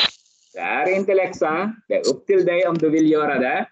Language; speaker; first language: Swedish; non-native, fluent; Arabic